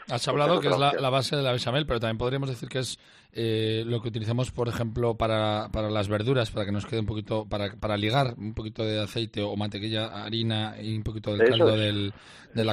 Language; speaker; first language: Spanish; native; Spanish